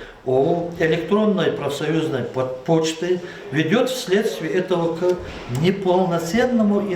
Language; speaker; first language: Russian; non-native, local second language; Lezghian